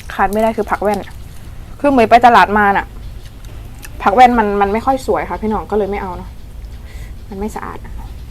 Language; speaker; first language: Thai; non-native, local second language; Northern Khmer